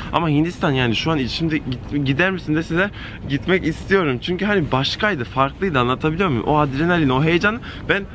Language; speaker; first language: Turkish; early bilingual, heritage; Turkish